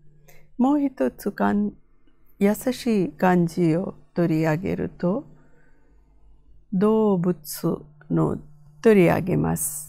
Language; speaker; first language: Japanese; non-native, fluent; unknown